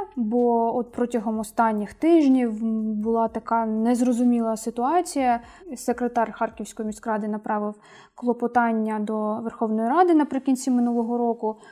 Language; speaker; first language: Ukrainian; native; Ukrainian